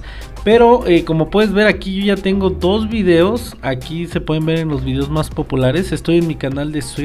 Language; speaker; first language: Spanish; native; Spanish